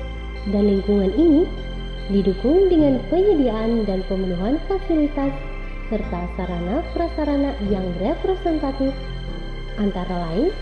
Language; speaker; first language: Indonesian; native; Indonesian